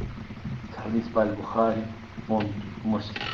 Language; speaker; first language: German; non-native, fluent; Arabic